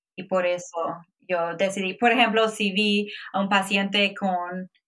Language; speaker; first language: Spanish; non-native, fluent; English